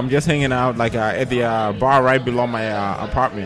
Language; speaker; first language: English; non-native, local second language; Shona